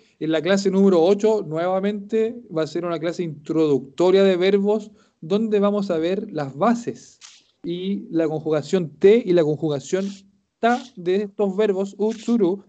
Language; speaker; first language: Spanish; native; Spanish